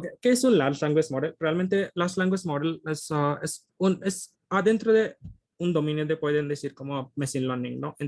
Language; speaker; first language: Spanish; non-native, fluent; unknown